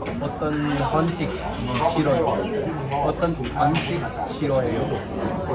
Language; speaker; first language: Korean; non-native, learner; French